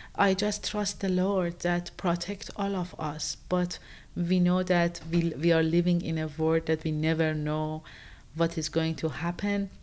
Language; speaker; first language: English; non-native, fluent; Persian